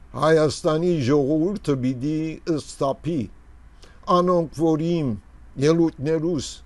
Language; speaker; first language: Armenian; early bilingual, heritage; Armenian